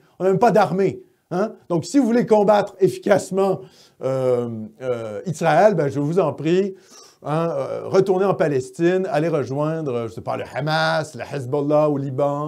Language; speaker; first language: French; native; French